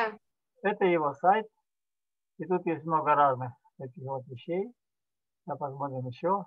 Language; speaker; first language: Russian; native; Russian